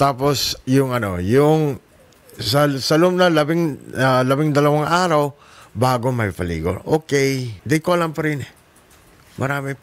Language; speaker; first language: Filipino; non-native, learner; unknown